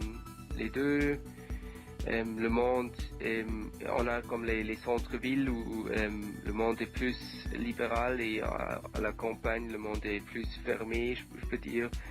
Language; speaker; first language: French; non-native, learner; Swedish